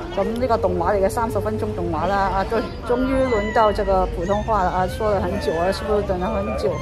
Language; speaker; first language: Chinese; native; Chinese